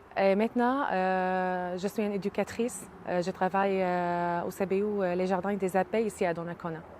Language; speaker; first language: French; non-native, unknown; Arabic